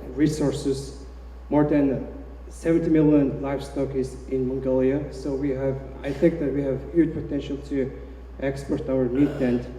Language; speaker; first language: English; non-native, fluent; Mongolian